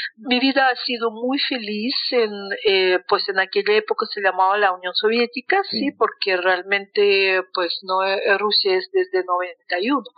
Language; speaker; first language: Spanish; non-native, fluent; Russian